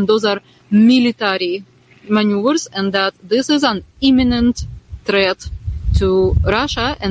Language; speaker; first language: English; non-native, fluent; Russian